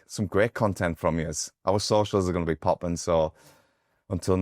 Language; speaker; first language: English; native; English